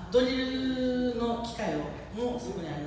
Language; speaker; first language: Japanese; early bilingual, heritage; English